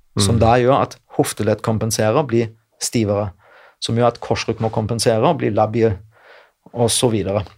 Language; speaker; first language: Norwegian; non-native, fluent; German